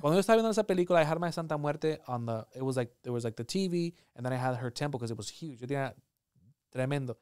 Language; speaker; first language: English; early bilingual, other home language; Spanish